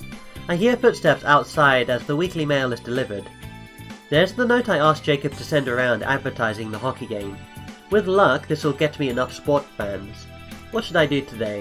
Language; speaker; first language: English; native; English